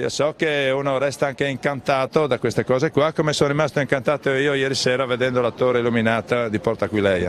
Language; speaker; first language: Italian; native; Italian